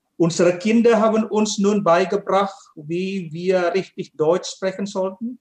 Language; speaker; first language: German; non-native, fluent; Indonesian